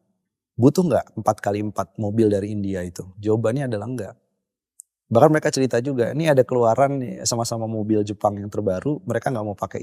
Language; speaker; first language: Indonesian; native; Indonesian